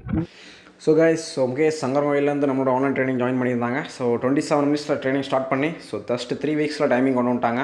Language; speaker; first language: Tamil; native; Tamil